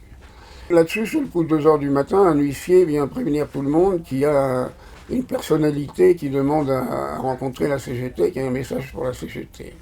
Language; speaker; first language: French; native; French